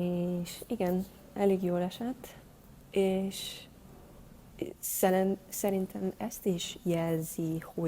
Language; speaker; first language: Hungarian; non-native, learner; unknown